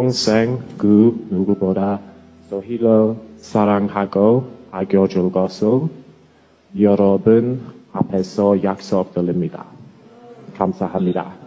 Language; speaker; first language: Korean; non-native, learner; English